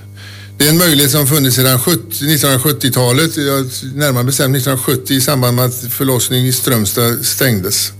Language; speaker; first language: Swedish; native; Swedish